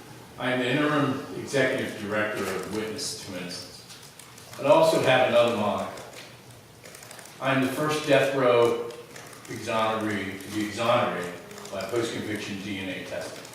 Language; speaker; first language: English; native; English